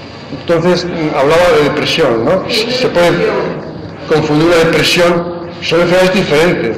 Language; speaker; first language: Spanish; native; Spanish